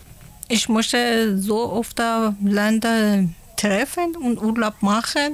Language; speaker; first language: German; non-native, learner; Persian